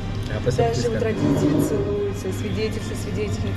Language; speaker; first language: Russian; native; Russian